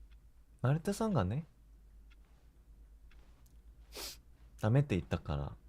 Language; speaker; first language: Japanese; non-native, fluent; Korean